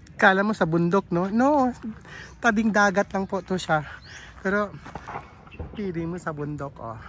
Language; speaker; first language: Filipino; non-native, local second language; Chavacano